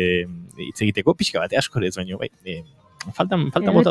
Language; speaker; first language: Basque; native; Basque